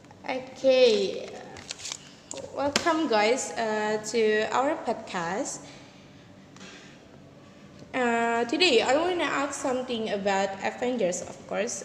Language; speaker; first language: English; non-native, learner; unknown